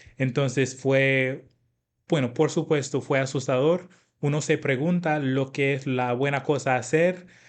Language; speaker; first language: Spanish; non-native, fluent; English